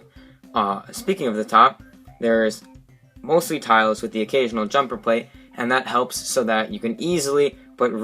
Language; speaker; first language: English; native; English